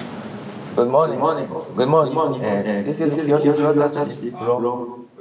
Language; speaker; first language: English; non-native, fluent; Japanese